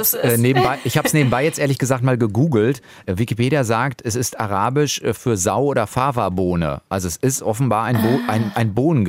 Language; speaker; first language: German; native; German